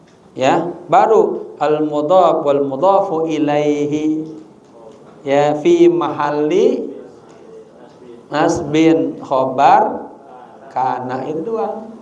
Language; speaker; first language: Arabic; non-native, fluent; Indonesian